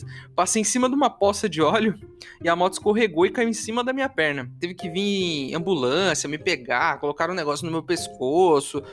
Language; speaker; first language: Portuguese; native; Portuguese